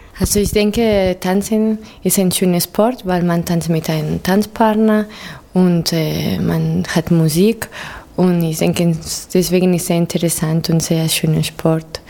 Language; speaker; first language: German; non-native, fluent; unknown